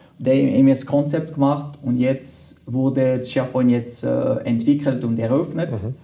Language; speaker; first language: German; non-native, local second language; French